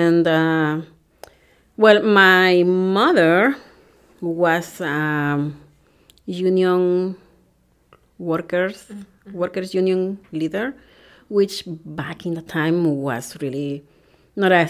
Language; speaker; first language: English; non-native, fluent; Spanish